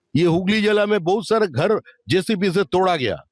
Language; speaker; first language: Hindi; non-native, local second language; Bangla